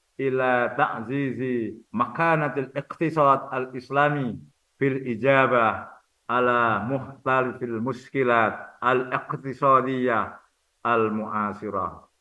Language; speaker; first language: Arabic; non-native, fluent; Indonesian